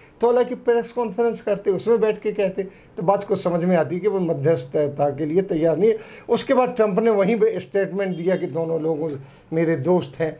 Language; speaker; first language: Urdu; native; Urdu